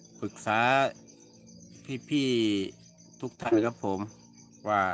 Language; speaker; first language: Thai; native; Thai